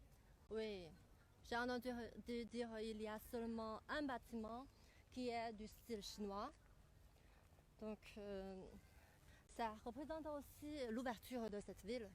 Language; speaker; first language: French; non-native, fluent; Chinese